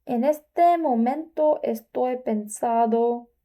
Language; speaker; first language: Spanish; non-native, learner; English